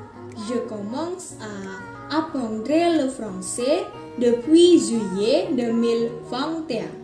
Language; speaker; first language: French; non-native, learner; Indonesian